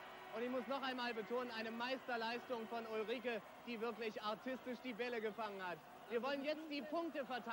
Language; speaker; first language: German; native; German